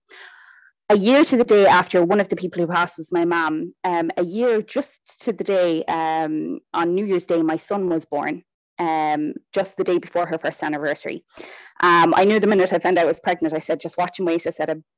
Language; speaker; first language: English; native; English